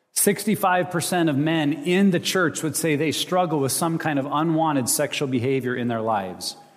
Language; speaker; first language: English; native; English